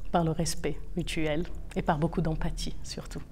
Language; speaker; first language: French; non-native, local second language; Arabic